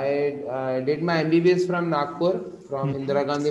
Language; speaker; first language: English; non-native, local second language; Marathi